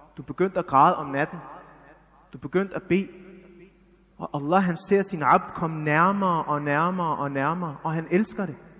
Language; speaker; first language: Danish; early bilingual, other home language; Arabic